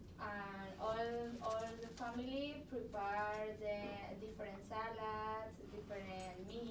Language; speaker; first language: English; non-native, learner; Spanish